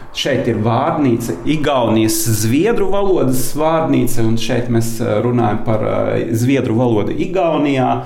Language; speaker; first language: Latvian; non-native, fluent; Norwegian